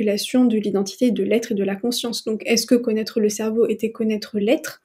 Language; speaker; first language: French; non-native, local second language; Arabic